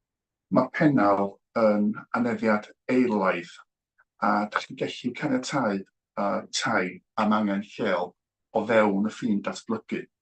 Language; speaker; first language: Welsh; native; Welsh